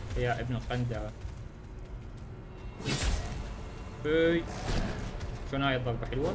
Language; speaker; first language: Arabic; native; Arabic